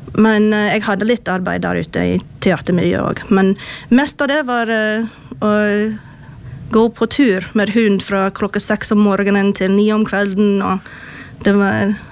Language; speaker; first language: Norwegian; non-native, fluent; English